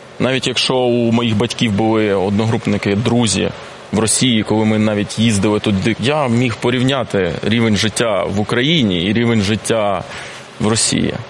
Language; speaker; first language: Ukrainian; non-native, local second language; Russian